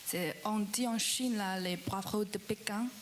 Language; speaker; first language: French; non-native, learner; Chinese